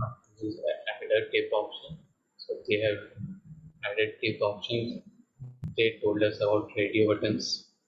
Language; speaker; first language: English; non-native, fluent; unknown